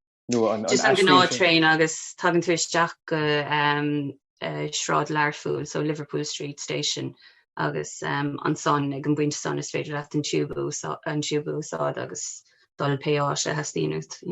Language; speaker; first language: Irish; non-native, local second language; English